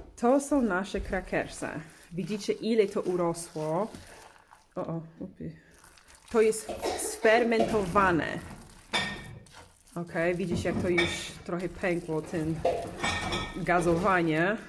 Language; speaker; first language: Polish; non-native, learner; English